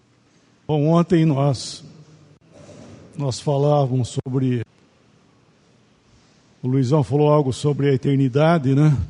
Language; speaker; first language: Portuguese; native; Portuguese